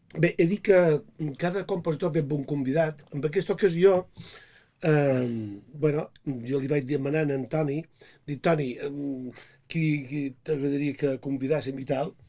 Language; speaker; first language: Catalan; native; Catalan